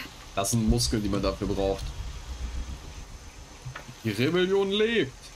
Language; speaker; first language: German; native; German